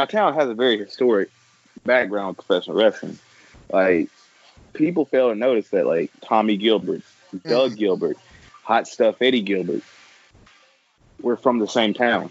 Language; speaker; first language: English; native; English